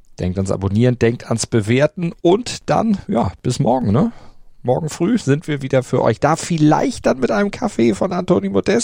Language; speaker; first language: German; native; German